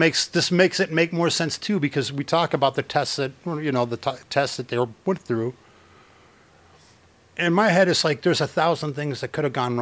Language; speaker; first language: English; native; English